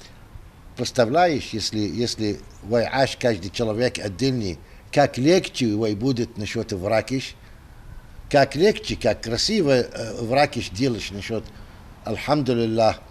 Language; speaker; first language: Russian; non-native, learner; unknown